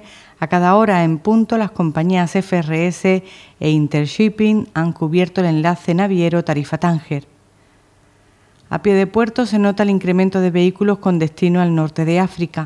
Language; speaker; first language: Spanish; native; Spanish